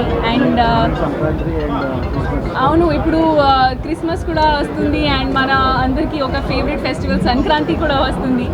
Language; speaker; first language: Telugu; non-native, fluent; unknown